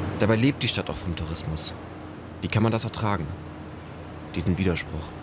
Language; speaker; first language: German; native; German